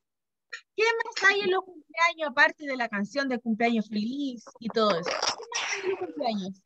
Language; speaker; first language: Spanish; native; Spanish